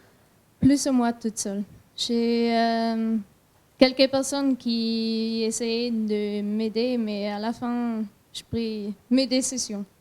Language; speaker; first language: French; non-native, learner; German